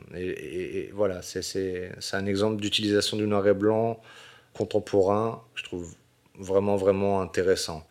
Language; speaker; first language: French; native; French